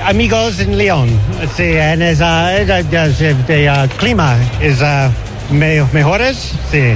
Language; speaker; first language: Spanish; non-native, learner; English